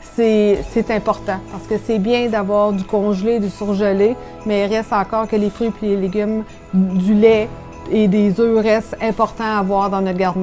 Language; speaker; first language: French; native; French